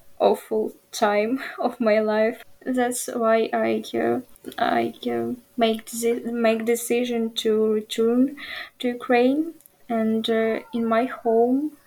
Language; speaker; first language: English; non-native, learner; Ukrainian